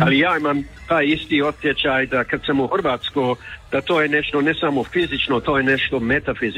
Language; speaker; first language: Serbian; early bilingual, heritage; Croatian